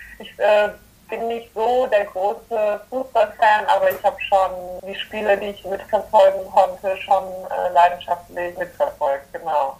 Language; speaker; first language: German; early bilingual, other home language; Polish